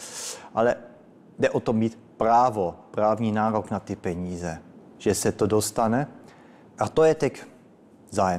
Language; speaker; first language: Czech; early bilingual, heritage; Czech